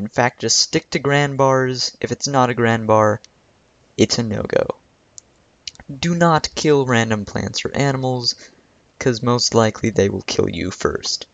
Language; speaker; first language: English; native; English